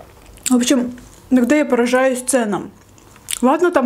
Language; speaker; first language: Russian; native; Russian